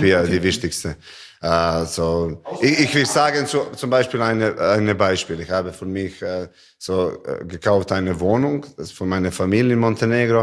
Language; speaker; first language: German; non-native, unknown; Serbian